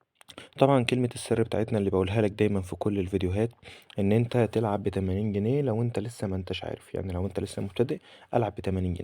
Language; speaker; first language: Arabic; native; Arabic